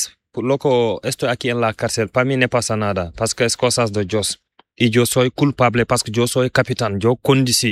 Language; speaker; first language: Spanish; non-native, learner; Fula